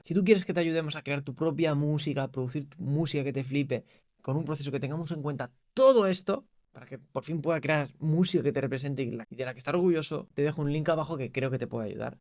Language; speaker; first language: Spanish; native; Spanish